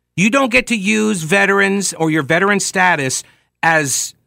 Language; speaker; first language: English; native; English